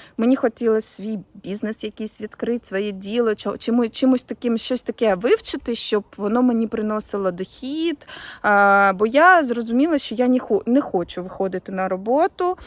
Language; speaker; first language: Ukrainian; native; Ukrainian